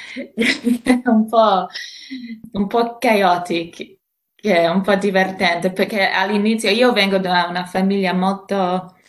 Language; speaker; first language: Italian; non-native, fluent; English